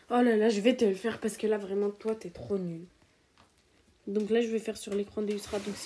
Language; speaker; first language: French; native; French